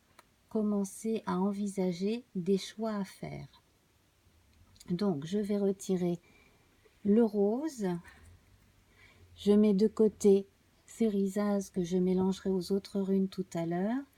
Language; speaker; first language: French; native; French